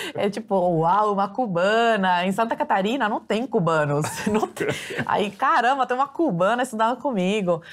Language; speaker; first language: Portuguese; early bilingual, other home language; Spanish